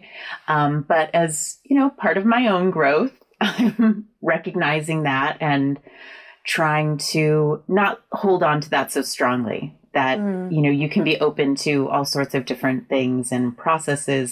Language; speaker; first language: English; native; English